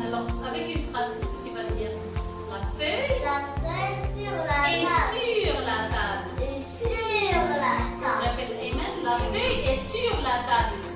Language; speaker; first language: French; non-native, local second language; Arabic